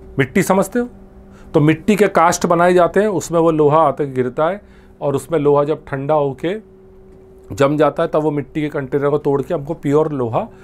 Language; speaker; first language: Hindi; non-native, local second language; Gujarati